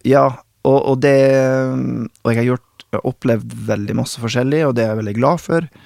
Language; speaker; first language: Norwegian; non-native, fluent; English